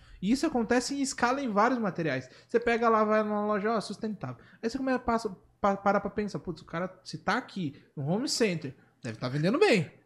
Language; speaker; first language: Portuguese; native; Portuguese